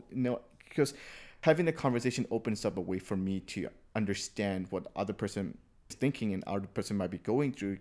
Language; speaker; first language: English; early bilingual, other home language; Burmese